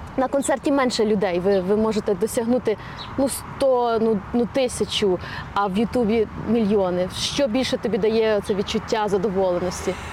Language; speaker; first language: Ukrainian; native; Ukrainian